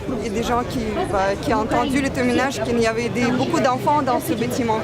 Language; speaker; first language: French; non-native, fluent; Russian